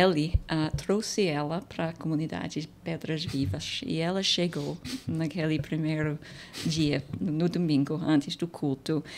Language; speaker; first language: Portuguese; non-native, fluent; English